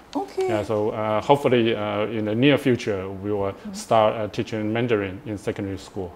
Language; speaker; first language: English; non-native, fluent; Chinese